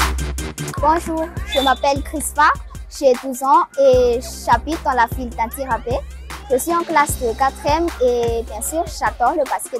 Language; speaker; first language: French; non-native, local second language; Malagasy